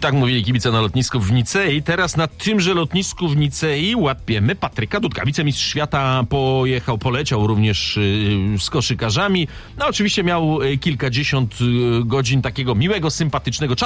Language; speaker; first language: Polish; native; Polish